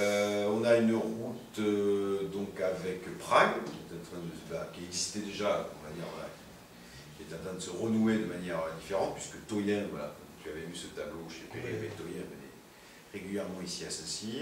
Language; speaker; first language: French; native; French